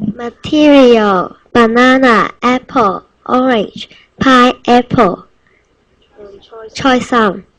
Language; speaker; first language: English; non-native, learner; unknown